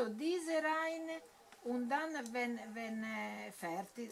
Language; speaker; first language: German; non-native, learner; Italian